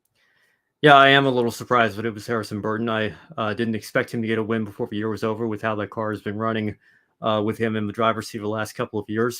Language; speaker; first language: English; native; English